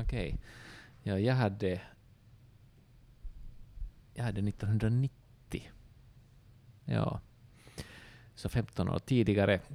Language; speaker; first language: Swedish; native; Swedish